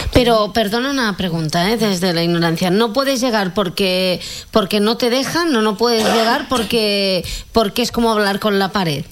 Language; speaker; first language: Spanish; non-native, learner; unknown